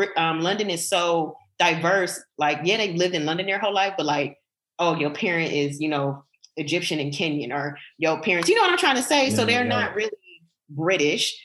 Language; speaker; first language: English; native; English